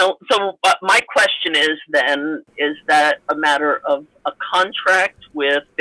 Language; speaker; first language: English; native; English